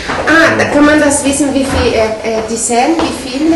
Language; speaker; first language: German; non-native, learner; Portuguese